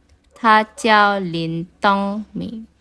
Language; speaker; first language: Chinese; non-native, fluent; Indonesian